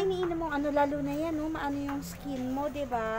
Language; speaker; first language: Filipino; native; Filipino